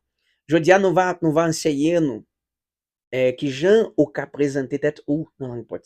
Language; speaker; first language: Haitian Creole; non-native, learner; Portuguese